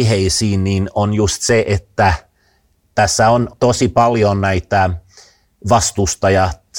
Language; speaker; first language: Finnish; non-native, fluent; Swedish